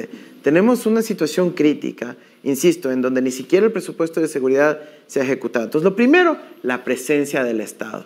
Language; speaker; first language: Spanish; native; Spanish